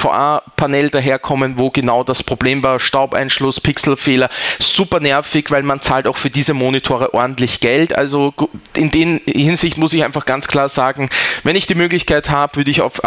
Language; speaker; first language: German; native; German